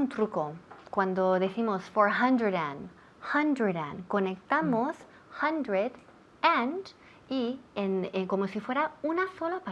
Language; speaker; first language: Spanish; non-native, fluent; English